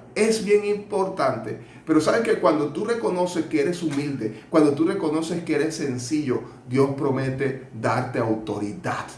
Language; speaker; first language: Spanish; native; Spanish